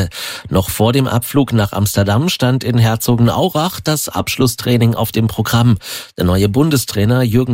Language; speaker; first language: German; native; German